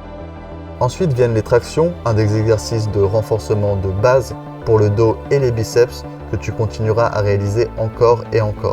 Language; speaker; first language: French; native; French